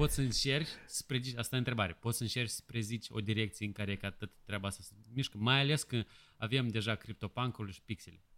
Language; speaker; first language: Romanian; non-native, local second language; Russian